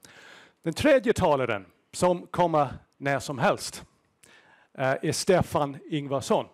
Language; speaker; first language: Swedish; non-native, fluent; English